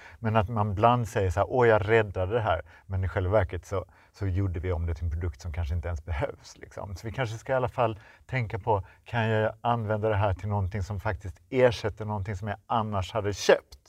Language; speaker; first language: Swedish; native; Swedish